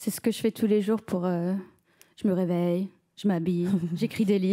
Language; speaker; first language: French; early bilingual, heritage; French